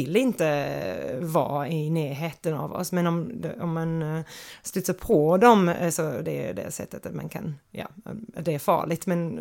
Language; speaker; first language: Swedish; non-native, fluent; English